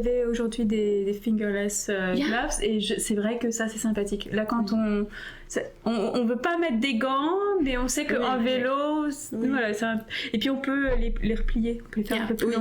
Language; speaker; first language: French; native; French